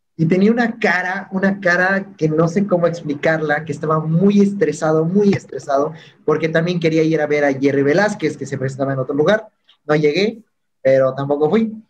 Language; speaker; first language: Spanish; native; Spanish